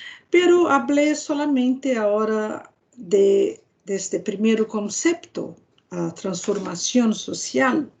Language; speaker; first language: Spanish; non-native, fluent; Portuguese